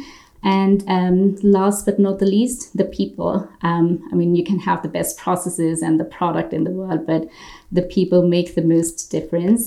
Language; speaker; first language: English; non-native, local second language; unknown